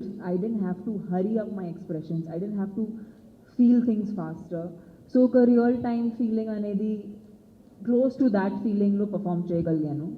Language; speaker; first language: Telugu; non-native, local second language; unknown